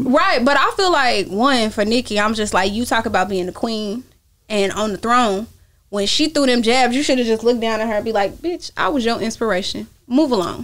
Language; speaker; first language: English; native; English